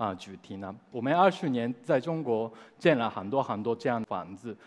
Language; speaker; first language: Chinese; non-native, fluent; Japanese